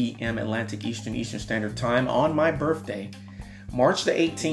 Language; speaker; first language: English; native; English